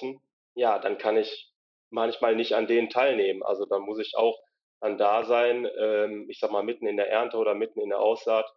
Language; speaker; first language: German; native; German